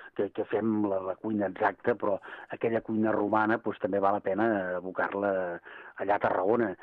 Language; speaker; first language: Catalan; native; Catalan